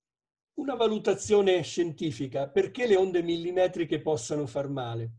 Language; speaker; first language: Italian; native; Italian